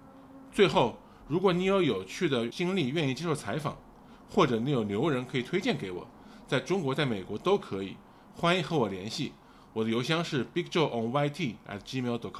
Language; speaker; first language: Chinese; native; Chinese